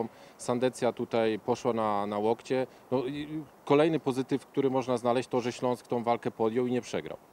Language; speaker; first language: Polish; native; Polish